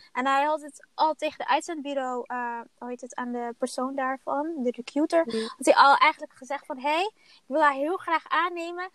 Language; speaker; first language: Dutch; early bilingual, other home language; Somali